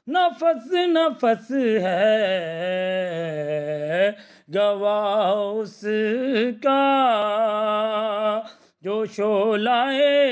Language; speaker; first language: Urdu; native; Urdu